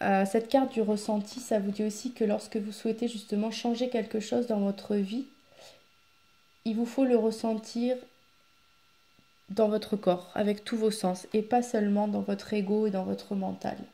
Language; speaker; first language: French; native; French